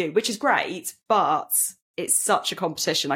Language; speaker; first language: English; native; English